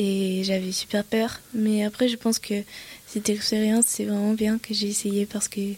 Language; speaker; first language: French; non-native, learner; Russian